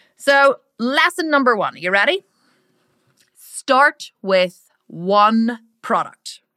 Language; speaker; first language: English; native; English